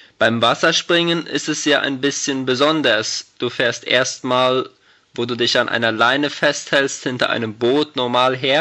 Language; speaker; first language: German; native; German